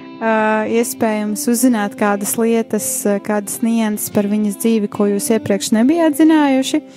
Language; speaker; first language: Latvian; native; Latvian